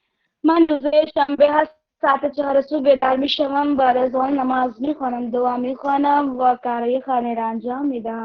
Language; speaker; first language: Persian; non-native, learner; Urdu